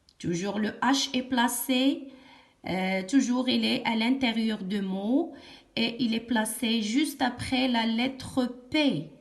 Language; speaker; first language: French; non-native, local second language; Arabic